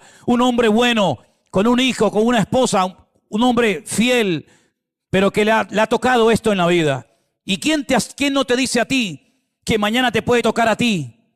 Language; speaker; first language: Spanish; native; Spanish